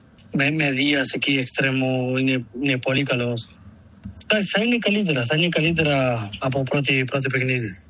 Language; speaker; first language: Greek; non-native, learner; Spanish